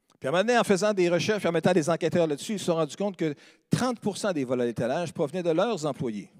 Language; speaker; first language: French; native; French